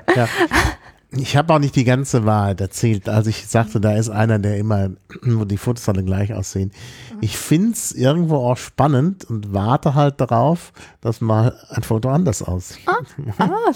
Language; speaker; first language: German; native; German